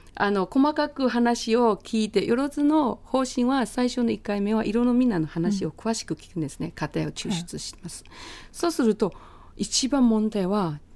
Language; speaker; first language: Japanese; non-native, fluent; Chinese